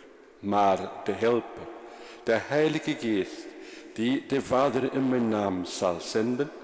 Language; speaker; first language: Dutch; non-native, fluent; Spanish